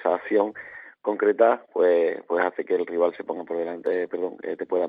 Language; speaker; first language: Spanish; native; Spanish